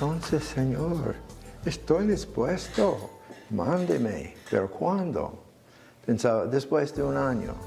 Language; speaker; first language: Spanish; non-native, fluent; English